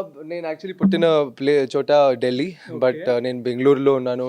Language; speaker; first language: Telugu; non-native, fluent; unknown